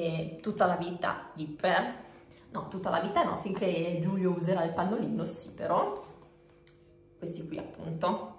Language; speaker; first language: Italian; native; Italian